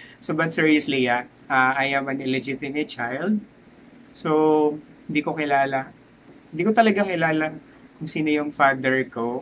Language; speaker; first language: Filipino; non-native, local second language; Cebuano